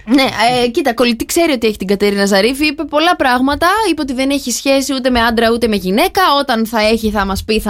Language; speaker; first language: Greek; native; Greek